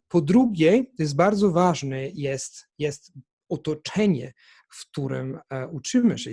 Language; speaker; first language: Polish; non-native, fluent; Italian